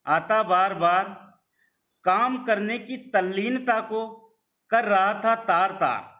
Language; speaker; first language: Hindi; native; Hindi